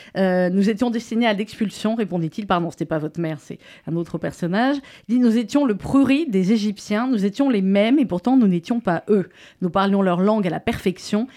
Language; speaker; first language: French; native; French